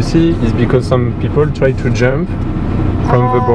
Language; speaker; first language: English; non-native, learner; French